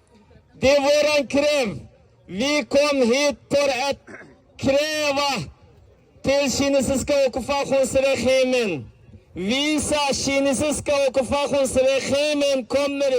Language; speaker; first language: Swedish; non-native, learner; Uyghur